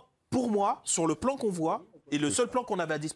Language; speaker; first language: French; native; French